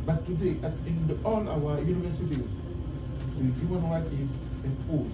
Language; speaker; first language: English; non-native, learner; French